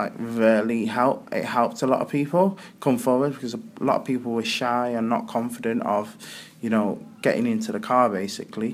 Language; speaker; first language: English; native; English